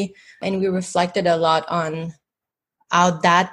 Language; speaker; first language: English; non-native, fluent; French